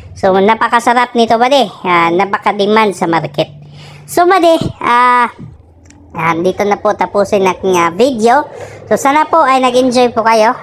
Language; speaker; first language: Filipino; non-native, local second language; Cebuano